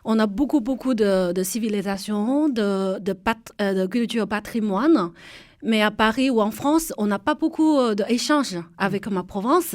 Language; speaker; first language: French; non-native, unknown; Chinese